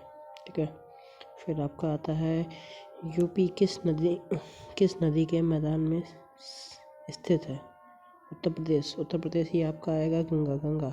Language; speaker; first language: Hindi; native; Hindi